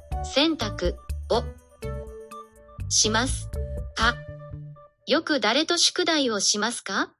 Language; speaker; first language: Japanese; non-native, learner; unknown